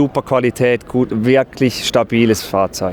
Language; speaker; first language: German; native; German